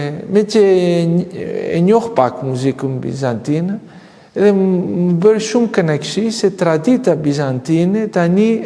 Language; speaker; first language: Albanian; non-native, fluent; Greek